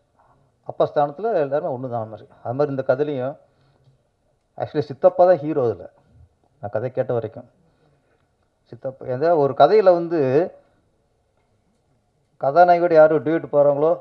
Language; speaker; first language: Tamil; native; Tamil